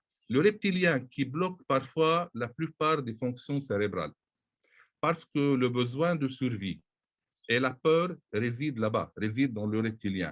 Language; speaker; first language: French; non-native, local second language; Arabic